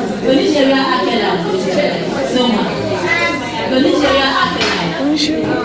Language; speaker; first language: French; non-native, learner; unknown